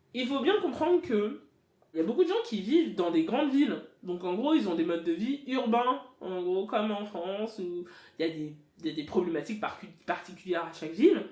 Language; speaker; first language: French; early bilingual, other home language; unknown